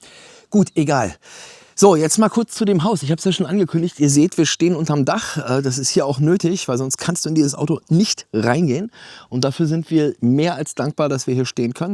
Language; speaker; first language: German; native; German